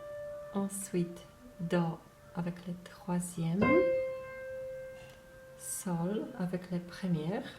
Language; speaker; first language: French; non-native, fluent; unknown